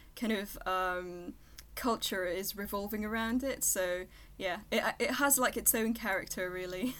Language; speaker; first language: English; non-native, fluent; French